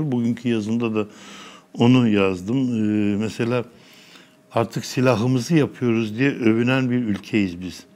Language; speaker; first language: Turkish; native; Turkish